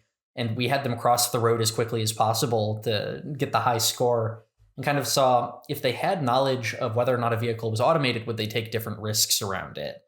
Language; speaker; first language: English; native; English